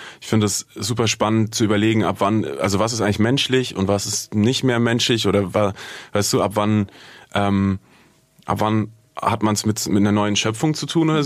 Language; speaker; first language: German; native; German